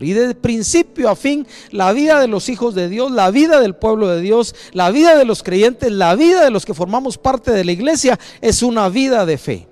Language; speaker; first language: Spanish; native; Spanish